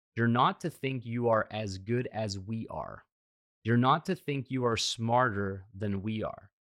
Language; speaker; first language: English; early bilingual, heritage; Hungarian